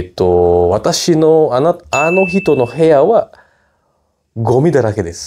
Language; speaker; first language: Japanese; non-native, fluent; Indonesian